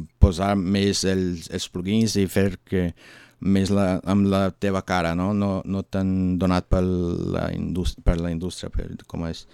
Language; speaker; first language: Catalan; non-native, learner; Portuguese